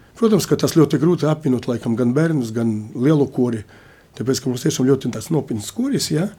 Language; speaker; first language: Latvian; non-native, local second language; Russian